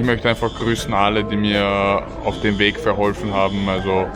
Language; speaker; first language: German; early bilingual, other home language; Serbian